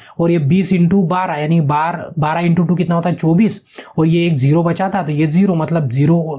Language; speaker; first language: Hindi; non-native, local second language; Marathi